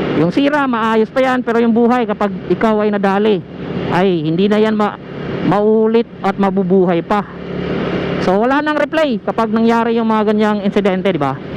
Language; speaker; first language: Filipino; non-native, local second language; Cebuano